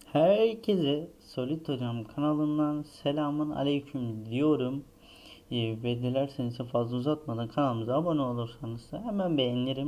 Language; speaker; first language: Turkish; native; Turkish